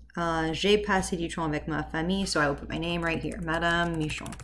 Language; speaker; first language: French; non-native, fluent; English